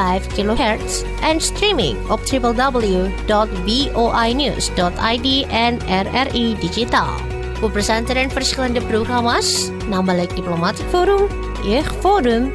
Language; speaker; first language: Dutch; non-native, fluent; Indonesian